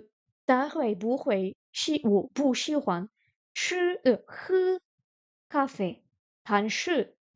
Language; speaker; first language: Chinese; non-native, learner; French